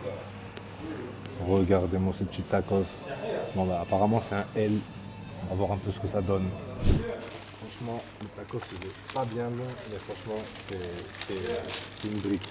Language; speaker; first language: French; native; French